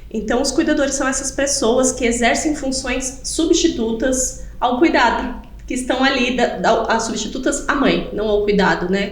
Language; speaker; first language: Portuguese; native; Portuguese